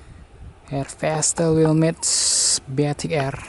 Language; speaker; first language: English; non-native, learner; Indonesian